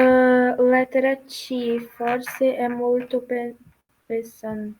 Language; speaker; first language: Italian; non-native, learner; Portuguese